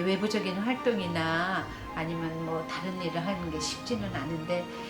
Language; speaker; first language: Korean; native; Korean